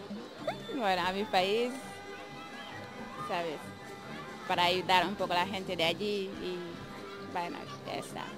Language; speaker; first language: Spanish; non-native, learner; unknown